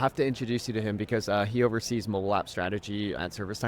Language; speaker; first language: English; native; English